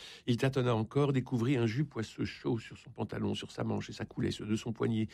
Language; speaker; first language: French; native; French